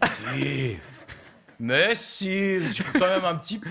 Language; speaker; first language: French; native; French